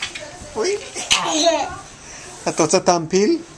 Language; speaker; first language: Hebrew; native; Hebrew